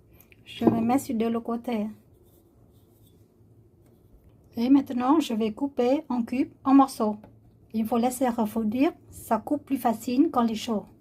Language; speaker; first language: French; non-native, learner; Vietnamese